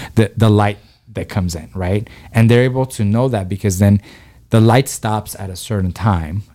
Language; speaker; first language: English; early bilingual, other home language; Persian